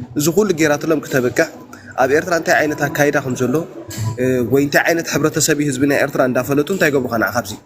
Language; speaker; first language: Tigrinya; native; Tigrinya